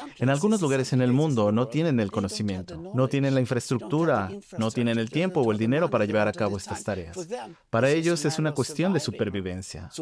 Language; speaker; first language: Spanish; non-native, fluent; Swedish